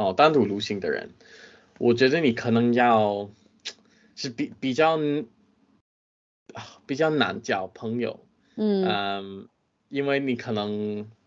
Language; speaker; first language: Chinese; non-native, fluent; English